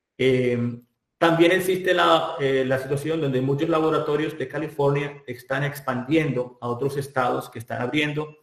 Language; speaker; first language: Spanish; native; Spanish